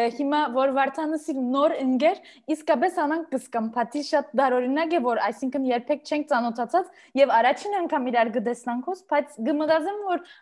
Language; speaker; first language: Armenian; early bilingual, heritage; Armenian